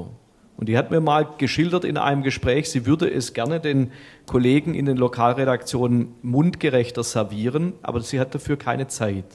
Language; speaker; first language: German; native; German